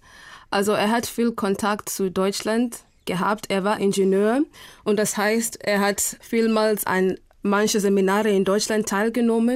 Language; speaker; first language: German; non-native, fluent; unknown